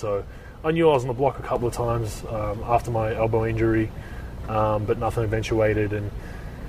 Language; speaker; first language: English; native; English